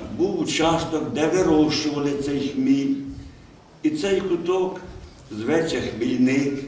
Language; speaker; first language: Ukrainian; native; Ukrainian